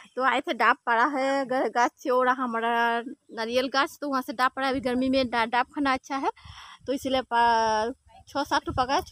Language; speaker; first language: Hindi; non-native, local second language; Bangla